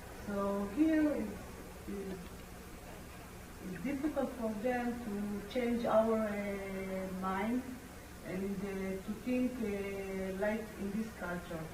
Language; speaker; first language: English; non-native, learner; Amharic